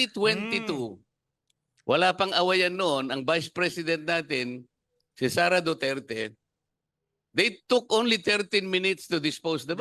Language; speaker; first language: Filipino; native; Filipino